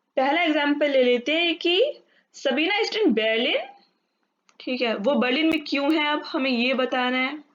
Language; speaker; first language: Hindi; native; Hindi